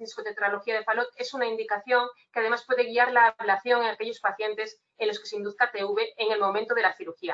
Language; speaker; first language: Spanish; native; Spanish